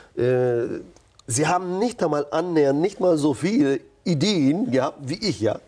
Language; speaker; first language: German; non-native, fluent; Turkish